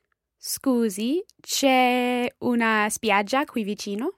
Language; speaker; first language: Italian; non-native, learner; English